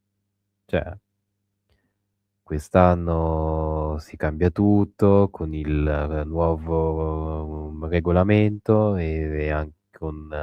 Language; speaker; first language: Italian; native; Italian